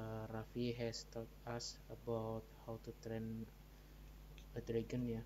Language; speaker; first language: English; non-native, learner; Indonesian